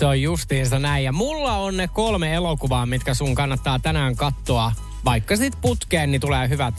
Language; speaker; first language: Finnish; native; Finnish